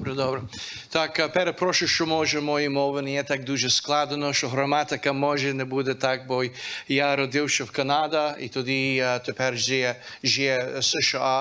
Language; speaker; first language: Ukrainian; early bilingual, heritage; Ukrainian